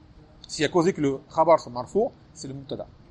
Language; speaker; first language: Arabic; non-native, fluent; French